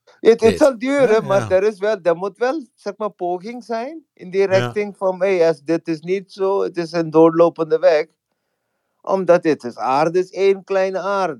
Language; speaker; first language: Dutch; non-native, fluent; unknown